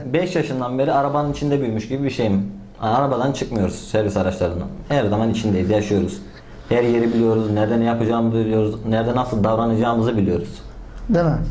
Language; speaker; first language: Turkish; native; Turkish